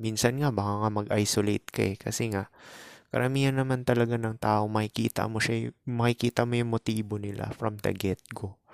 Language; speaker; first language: Filipino; native; Filipino